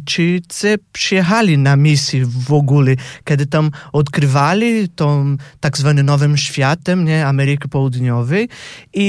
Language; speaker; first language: Polish; non-native, fluent; Portuguese